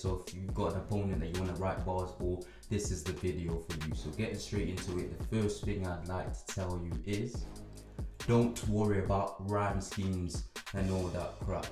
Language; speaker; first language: English; native; English